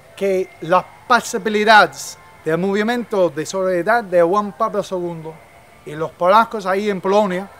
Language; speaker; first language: Spanish; non-native, fluent; English